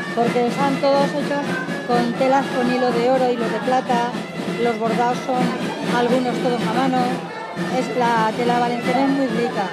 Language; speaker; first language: Spanish; native; Spanish